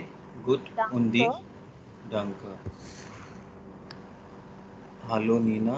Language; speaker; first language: German; non-native, learner; Hindi